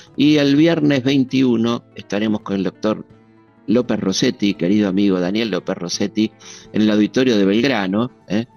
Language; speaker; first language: Spanish; native; Spanish